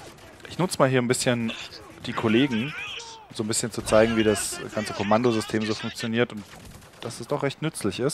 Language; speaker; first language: German; native; German